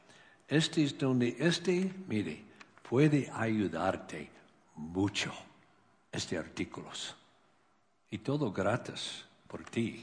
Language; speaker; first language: Spanish; non-native, learner; English